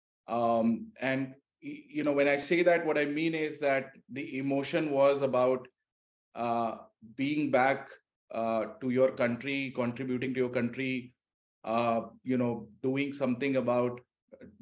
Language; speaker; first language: English; non-native, local second language; Hindi